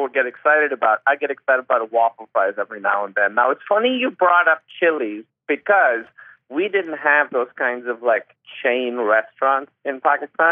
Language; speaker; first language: English; non-native, local second language; Urdu